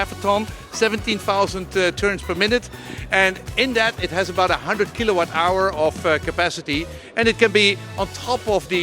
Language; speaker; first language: English; non-native, fluent; Dutch